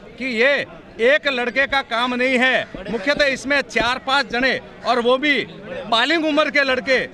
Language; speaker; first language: Hindi; non-native, local second language; Rajasthani